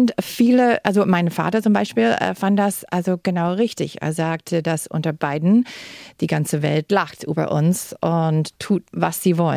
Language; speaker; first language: German; non-native, fluent; English